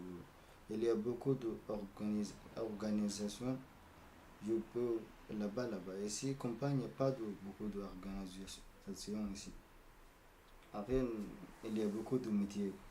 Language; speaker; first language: French; non-native, learner; Arabic